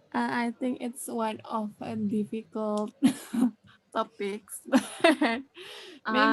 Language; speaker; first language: English; non-native, learner; Indonesian